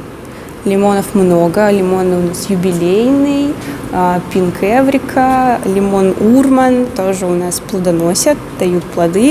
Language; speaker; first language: Russian; native; Russian